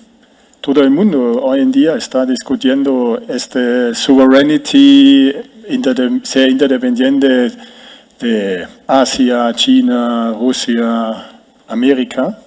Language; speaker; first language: Spanish; non-native, fluent; German